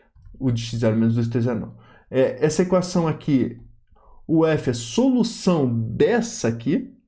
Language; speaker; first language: Portuguese; native; Portuguese